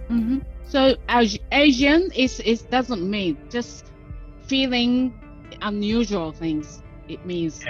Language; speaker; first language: English; non-native, learner; Japanese